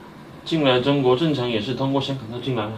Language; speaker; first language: Chinese; native; Chinese